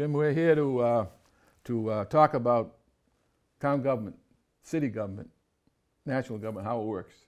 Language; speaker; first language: English; native; English